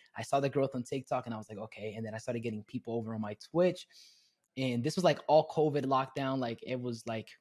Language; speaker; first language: English; early bilingual, other home language; Spanish